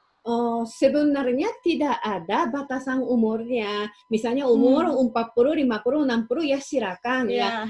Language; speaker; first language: Indonesian; non-native, fluent; Japanese